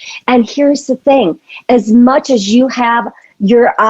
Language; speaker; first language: English; native; English